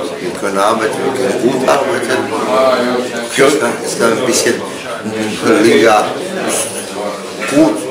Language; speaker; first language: German; non-native, learner; Croatian